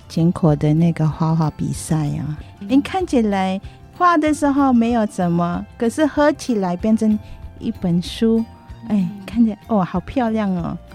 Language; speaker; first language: Chinese; non-native, fluent; Filipino